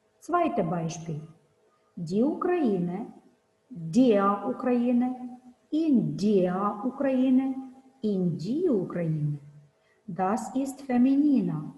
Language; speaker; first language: German; non-native, fluent; Ukrainian